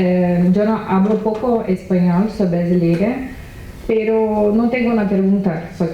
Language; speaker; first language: Spanish; non-native, learner; Portuguese